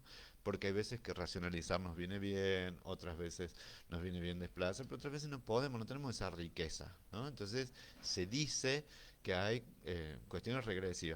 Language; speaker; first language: Spanish; native; Spanish